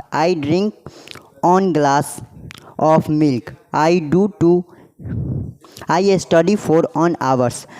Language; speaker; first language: English; non-native, learner; Hindi